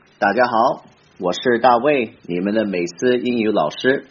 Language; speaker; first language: Chinese; non-native, fluent; English